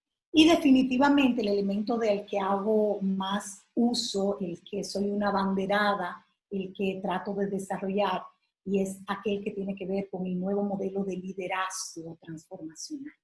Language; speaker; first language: Spanish; native; Spanish